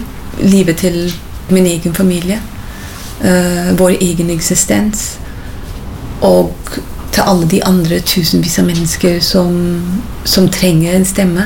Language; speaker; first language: Norwegian; non-native, fluent; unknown